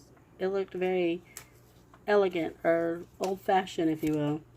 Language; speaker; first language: English; native; English